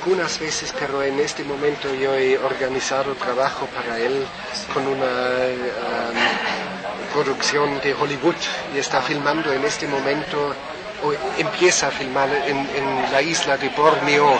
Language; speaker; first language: Spanish; non-native, fluent; German